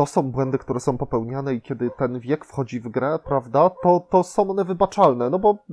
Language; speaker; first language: Polish; native; Polish